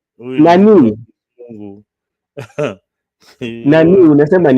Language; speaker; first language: Swahili; non-native, local second language; Luo (Kenya and Tanzania)